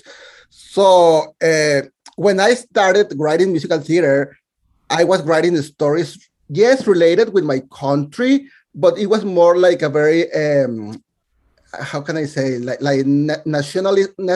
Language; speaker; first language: English; non-native, fluent; Spanish